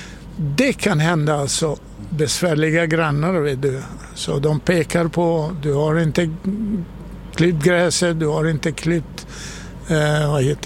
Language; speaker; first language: Swedish; non-native, fluent; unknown